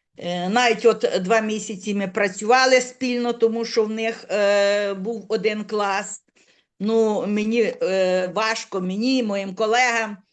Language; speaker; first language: Ukrainian; native; Ukrainian